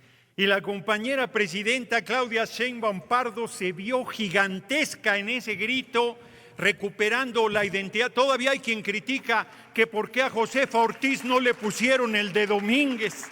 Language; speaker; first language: Spanish; native; Spanish